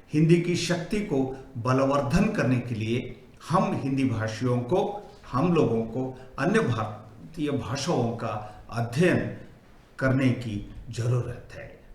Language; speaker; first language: Hindi; non-native, local second language; Kannada